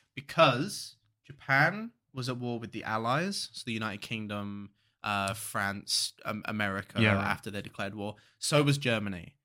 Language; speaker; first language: English; native; English